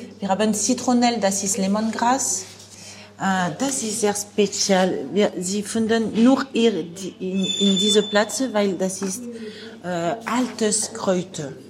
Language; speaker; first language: German; non-native, learner; French